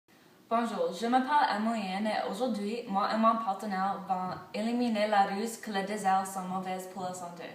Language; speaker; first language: French; non-native, learner; English